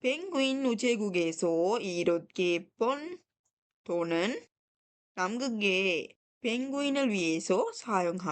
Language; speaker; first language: Korean; non-native, fluent; Sinhala